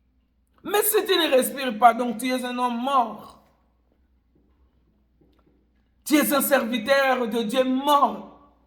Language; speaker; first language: French; non-native, local second language; Lingala